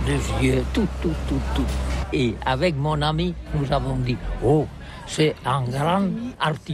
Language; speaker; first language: French; non-native, learner; Catalan